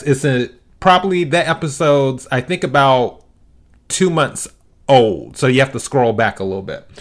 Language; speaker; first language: English; native; English